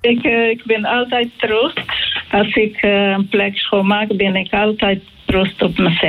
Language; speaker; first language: Dutch; non-native, fluent; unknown